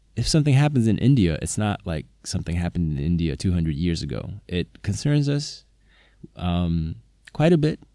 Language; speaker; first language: English; non-native, fluent; Slovak